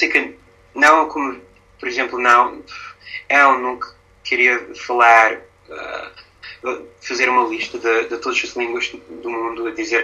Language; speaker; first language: Portuguese; non-native, fluent; English